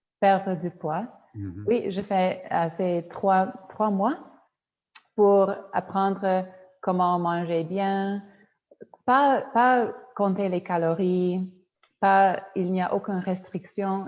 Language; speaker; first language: French; non-native, fluent; Polish